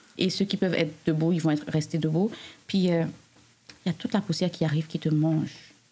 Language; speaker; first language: French; non-native, local second language; Haitian Creole